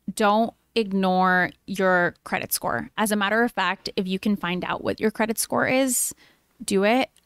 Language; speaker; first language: English; early bilingual, other home language; Spanish